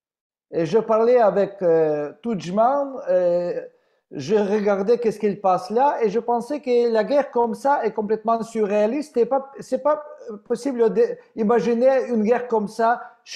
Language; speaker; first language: French; non-native, fluent; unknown